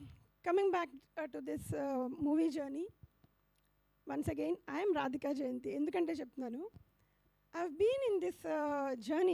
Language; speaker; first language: Telugu; native; Telugu